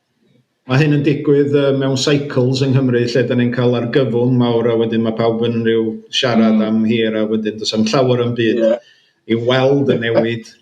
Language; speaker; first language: Welsh; native; Welsh